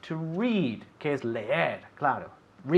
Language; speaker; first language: Spanish; non-native, fluent; English